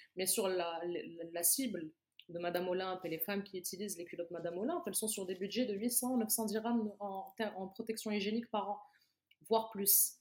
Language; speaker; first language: French; non-native, local second language; Arabic